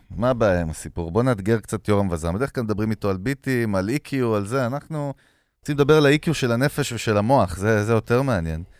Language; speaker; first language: Hebrew; native; Hebrew